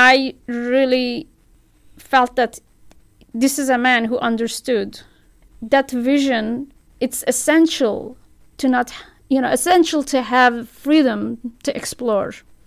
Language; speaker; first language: English; non-native, fluent; Turkish